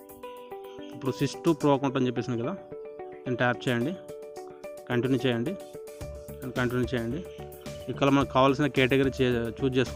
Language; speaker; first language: Telugu; native; Telugu